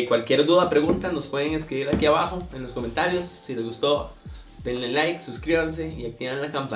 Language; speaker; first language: Spanish; native; Spanish